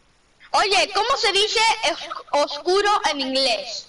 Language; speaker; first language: Spanish; native; Spanish